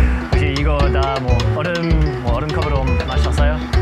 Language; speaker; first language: Korean; non-native, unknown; English